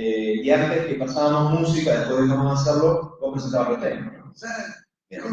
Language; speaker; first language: Spanish; native; Spanish